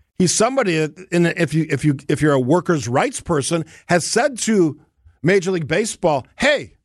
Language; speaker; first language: English; native; English